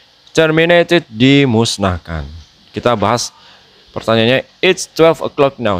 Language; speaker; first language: English; non-native, fluent; Indonesian